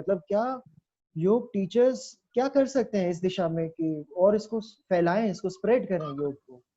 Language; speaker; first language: Hindi; native; Hindi